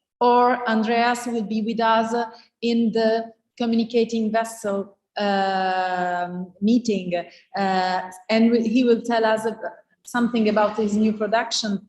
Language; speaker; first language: English; non-native, fluent; Italian